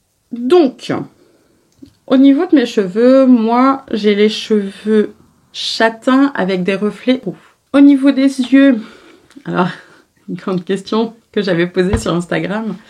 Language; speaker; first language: French; native; French